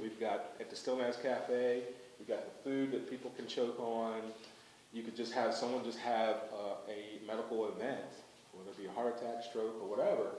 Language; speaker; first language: English; native; English